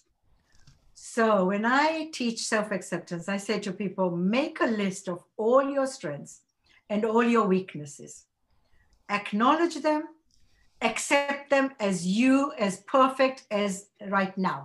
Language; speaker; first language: English; non-native, local second language; Gujarati